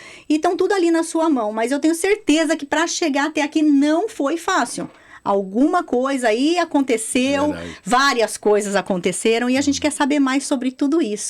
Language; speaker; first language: Portuguese; native; Portuguese